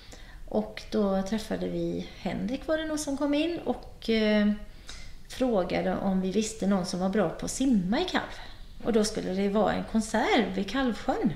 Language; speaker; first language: Swedish; native; Swedish